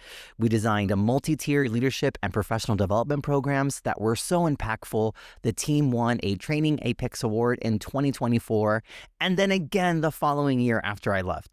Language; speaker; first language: English; native; English